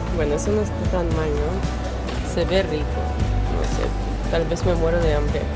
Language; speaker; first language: Spanish; non-native, fluent; Russian